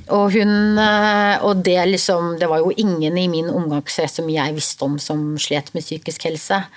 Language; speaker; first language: Norwegian; early bilingual, other home language; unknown